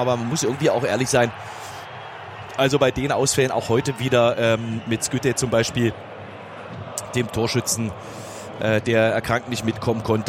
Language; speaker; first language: German; native; German